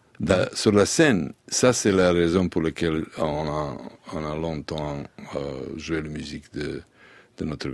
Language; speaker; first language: French; non-native, learner; Serbian